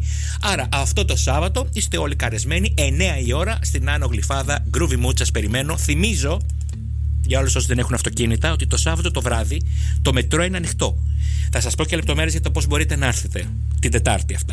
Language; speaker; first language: Greek; native; Greek